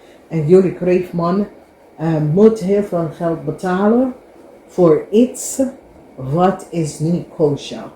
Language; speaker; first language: Dutch; non-native, fluent; English